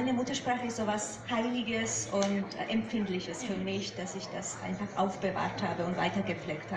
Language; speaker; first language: German; non-native, fluent; Georgian